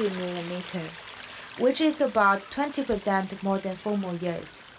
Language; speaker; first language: English; non-native, fluent; Chinese